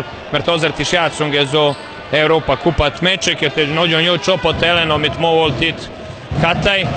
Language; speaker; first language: Hungarian; non-native, fluent; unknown